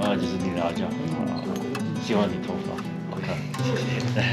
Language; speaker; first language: Chinese; non-native, fluent; English